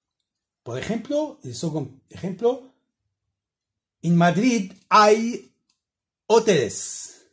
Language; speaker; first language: Spanish; non-native, learner; Arabic